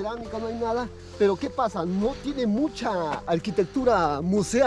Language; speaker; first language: Spanish; native; Spanish